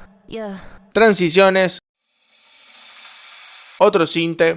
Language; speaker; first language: Spanish; native; Spanish